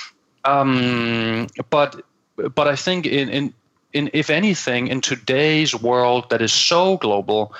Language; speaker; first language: English; non-native, fluent; Danish